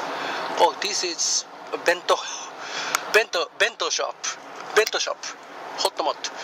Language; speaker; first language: English; non-native, learner; Japanese